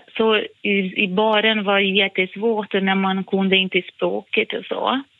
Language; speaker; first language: Swedish; non-native, fluent; Portuguese